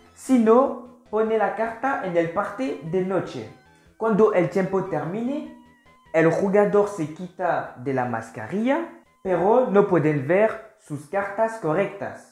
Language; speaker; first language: Spanish; non-native, learner; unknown